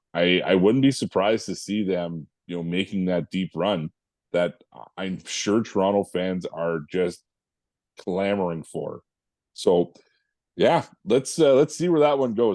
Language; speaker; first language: English; native; English